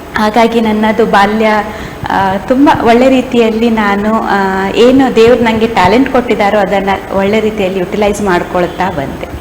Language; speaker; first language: Kannada; non-native, local second language; Konkani